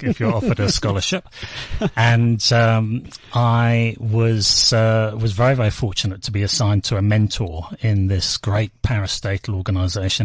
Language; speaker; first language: English; native; English